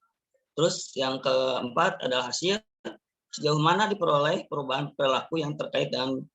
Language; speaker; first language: Indonesian; native; Indonesian